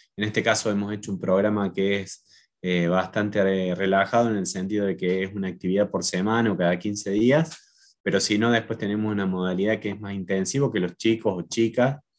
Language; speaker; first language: Spanish; native; Spanish